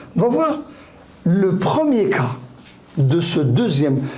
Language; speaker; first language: French; non-native, local second language; Arabic